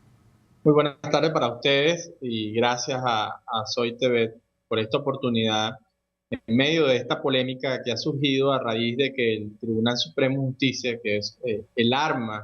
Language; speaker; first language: Spanish; native; Spanish